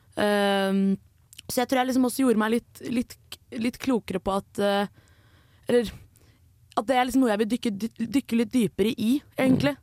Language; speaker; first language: Norwegian; early bilingual, other home language; Kurdish